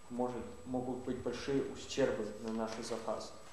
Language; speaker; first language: Russian; non-native, fluent; English